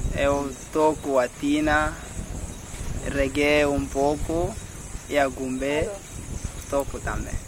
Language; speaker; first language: Portuguese; non-native, local second language; Upper Guinea Crioulo